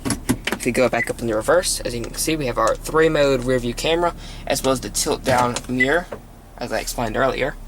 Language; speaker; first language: English; native; English